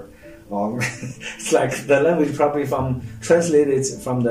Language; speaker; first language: English; non-native, fluent; Chinese